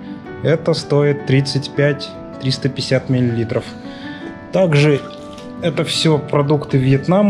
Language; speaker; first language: Russian; native; Russian